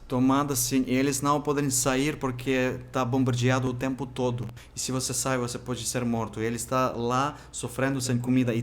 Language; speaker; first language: Portuguese; non-native, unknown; Ukrainian